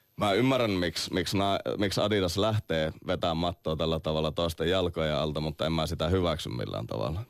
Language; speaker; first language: Finnish; native; Finnish